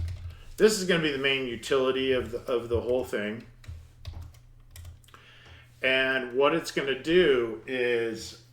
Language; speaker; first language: English; native; English